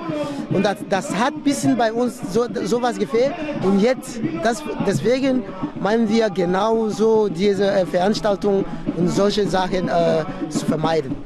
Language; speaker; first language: German; non-native, fluent; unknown